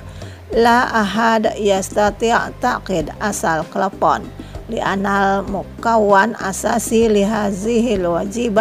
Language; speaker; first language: Arabic; non-native, learner; Indonesian